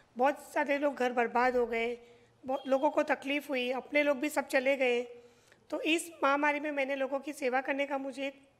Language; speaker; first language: Hindi; non-native, local second language; Marathi